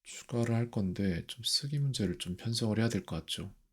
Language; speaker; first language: Korean; native; Korean